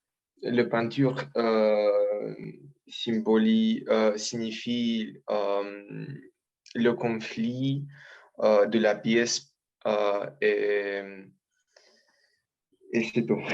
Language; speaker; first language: French; non-native, learner; Romanian